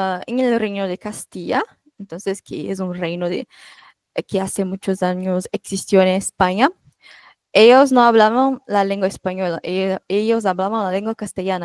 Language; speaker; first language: Spanish; non-native, fluent; Portuguese